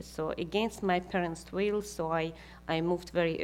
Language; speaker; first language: English; non-native, fluent; Kazakh